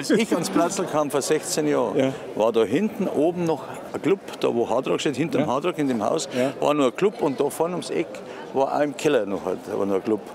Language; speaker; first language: German; native; German